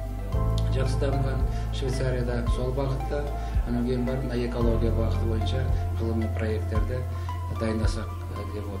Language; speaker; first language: Kazakh; native; Kazakh